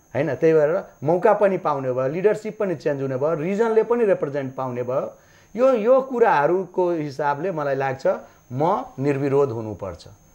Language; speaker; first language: Nepali; non-native, local second language; Maithili